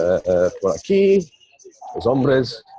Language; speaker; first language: Spanish; non-native, learner; English